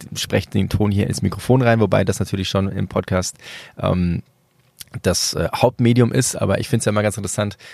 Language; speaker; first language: German; early bilingual, other home language; Spanish